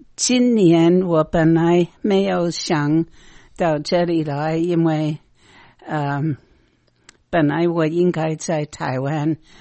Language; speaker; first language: Chinese; non-native, fluent; English